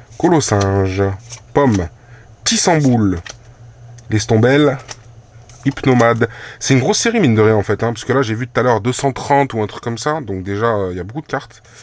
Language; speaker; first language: French; native; French